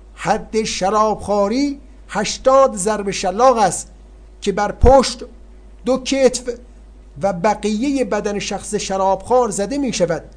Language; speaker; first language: Persian; native; Persian